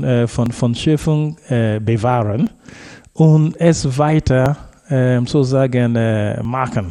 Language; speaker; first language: German; non-native, fluent; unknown